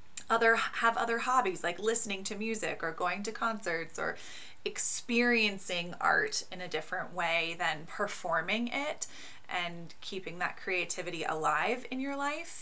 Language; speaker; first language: English; native; English